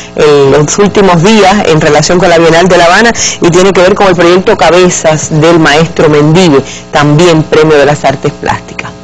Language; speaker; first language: Spanish; native; Spanish